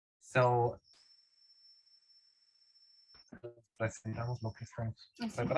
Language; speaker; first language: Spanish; non-native, fluent; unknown